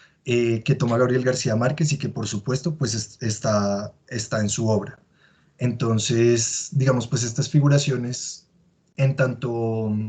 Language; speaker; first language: Spanish; native; Spanish